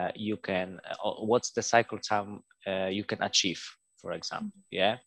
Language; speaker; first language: English; non-native, fluent; Polish